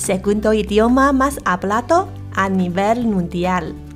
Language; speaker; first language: Spanish; non-native, learner; Chinese